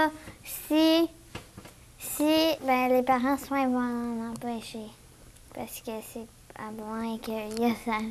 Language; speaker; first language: French; native; French